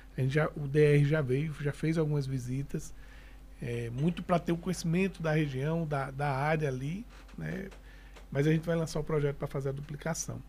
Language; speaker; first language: Portuguese; native; Portuguese